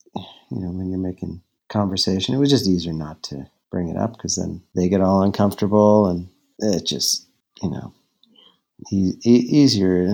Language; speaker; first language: English; native; English